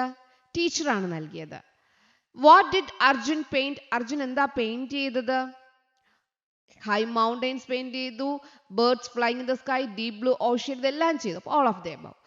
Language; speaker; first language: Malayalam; native; Malayalam